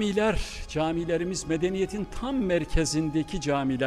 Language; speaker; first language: Turkish; native; Turkish